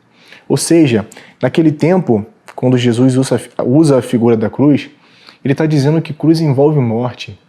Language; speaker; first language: Portuguese; native; Portuguese